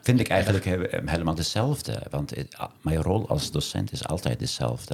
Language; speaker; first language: Dutch; non-native, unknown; Arabic